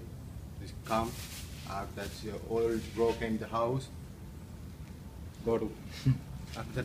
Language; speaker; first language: English; non-native, learner; Sinhala